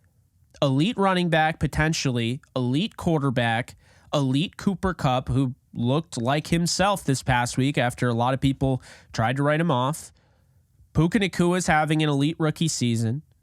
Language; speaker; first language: English; native; English